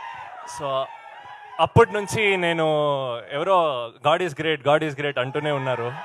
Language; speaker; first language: Telugu; non-native, learner; Kannada